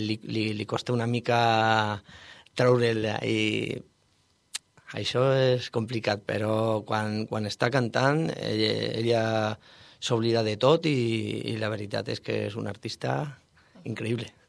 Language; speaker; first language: Catalan; non-native, learner; Spanish